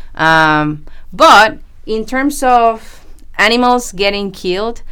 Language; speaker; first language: English; non-native, fluent; Spanish